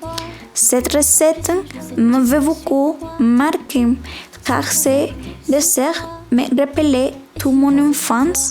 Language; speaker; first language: French; non-native, learner; Spanish